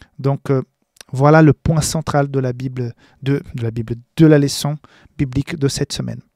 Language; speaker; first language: French; non-native, fluent; Portuguese